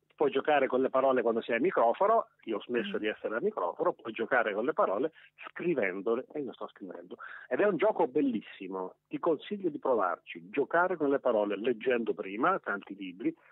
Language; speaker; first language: Italian; native; Italian